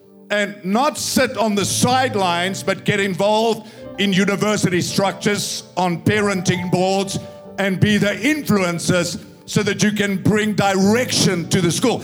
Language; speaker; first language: English; non-native, local second language; Afrikaans